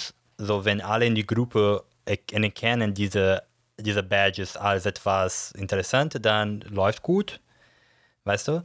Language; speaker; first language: German; non-native, fluent; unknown